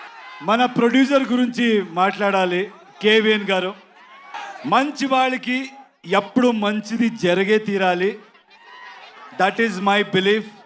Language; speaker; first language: Telugu; non-native, fluent; Kannada